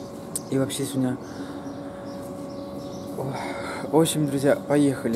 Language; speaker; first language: Russian; native; Russian